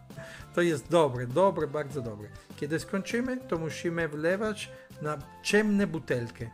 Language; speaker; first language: Polish; non-native, learner; Italian